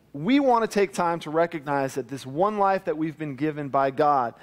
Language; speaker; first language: English; native; English